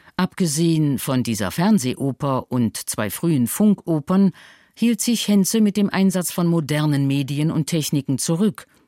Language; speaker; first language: German; native; German